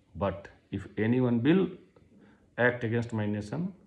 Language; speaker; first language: English; non-native, local second language; Hindi